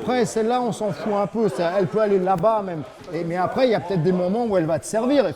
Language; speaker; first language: French; native; French